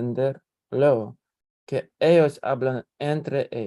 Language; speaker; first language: Spanish; non-native, learner; English